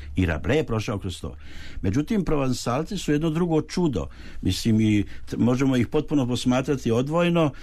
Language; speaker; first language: Serbian; native; Serbian